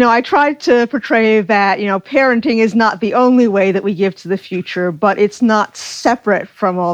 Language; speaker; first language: English; native; English